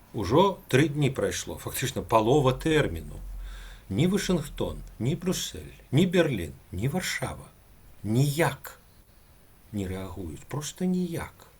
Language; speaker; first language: Belarusian; non-native, local second language; Russian